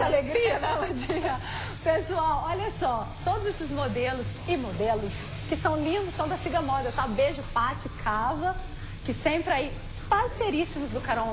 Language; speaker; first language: Portuguese; native; Portuguese